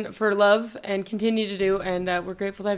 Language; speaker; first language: English; native; English